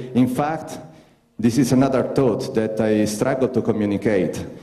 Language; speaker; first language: English; non-native, fluent; Italian